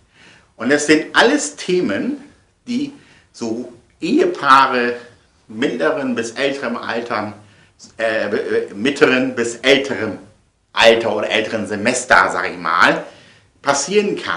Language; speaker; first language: German; native; German